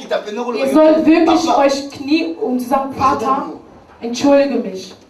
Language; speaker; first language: German; non-native, learner; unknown